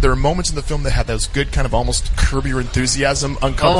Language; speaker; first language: English; native; English